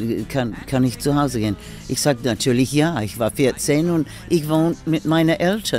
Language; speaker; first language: German; non-native, learner; English